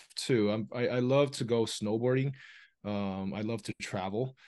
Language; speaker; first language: English; early bilingual, other home language; Chinese